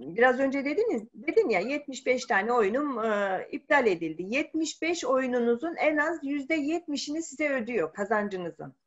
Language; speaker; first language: Turkish; native; Turkish